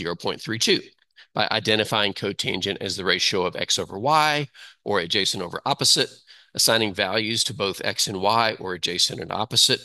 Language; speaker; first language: English; native; English